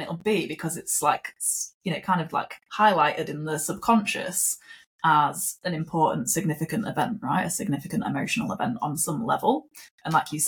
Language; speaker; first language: English; native; English